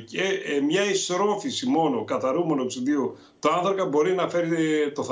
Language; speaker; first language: Greek; native; Greek